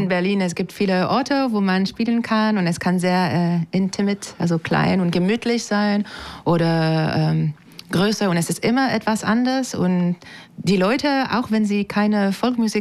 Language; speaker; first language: German; non-native, fluent; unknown